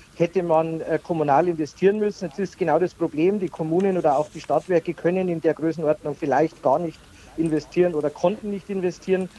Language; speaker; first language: German; native; German